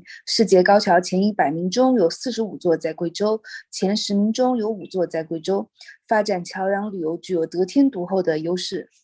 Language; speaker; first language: Chinese; native; Chinese